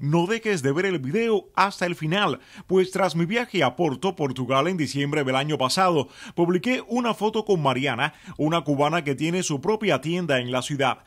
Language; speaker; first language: Spanish; native; Spanish